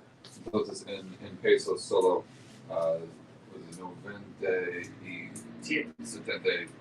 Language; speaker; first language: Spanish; non-native, learner; English